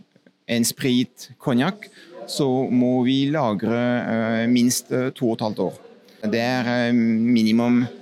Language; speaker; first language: Norwegian; non-native, fluent; French